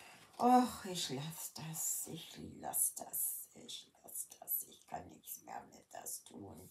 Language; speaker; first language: German; early bilingual, heritage; German